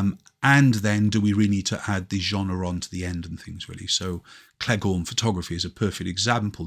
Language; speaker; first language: English; native; English